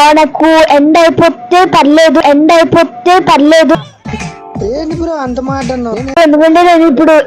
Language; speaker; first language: Telugu; native; Telugu